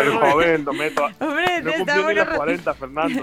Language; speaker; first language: Spanish; native; Spanish